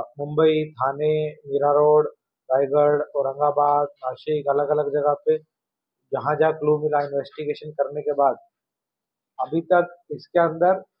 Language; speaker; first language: Hindi; non-native, local second language; Marathi